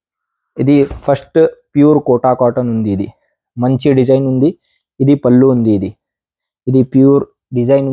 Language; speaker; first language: Telugu; non-native, local second language; Urdu